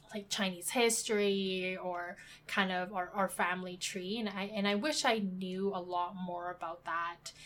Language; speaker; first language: English; native; English